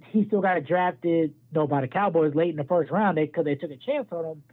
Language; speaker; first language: English; native; English